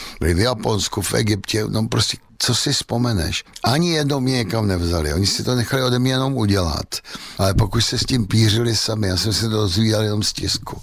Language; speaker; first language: Czech; native; Czech